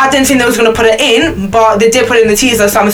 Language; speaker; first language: English; native; English